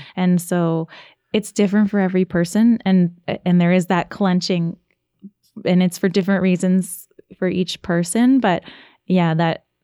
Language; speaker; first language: English; native; English